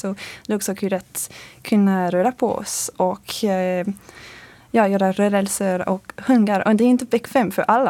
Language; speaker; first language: Swedish; non-native, fluent; French